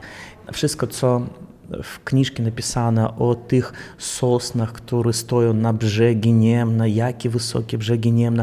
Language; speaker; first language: Polish; non-native, learner; Belarusian